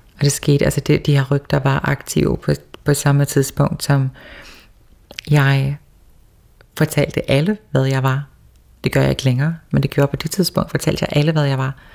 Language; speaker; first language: Danish; early bilingual, other home language; Faroese